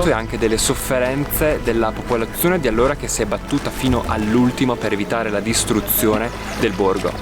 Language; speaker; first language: Italian; native; Italian